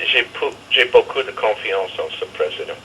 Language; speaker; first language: French; non-native, fluent; English